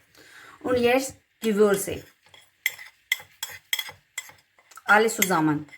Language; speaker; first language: German; non-native, learner; Urdu